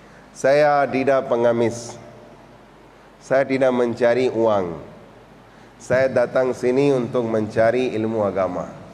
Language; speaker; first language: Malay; non-native, fluent; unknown